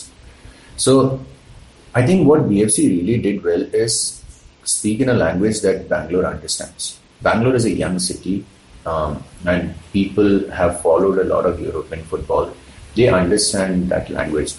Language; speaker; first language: English; non-native, local second language; Malayalam